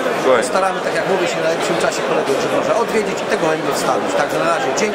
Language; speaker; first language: Polish; native; Polish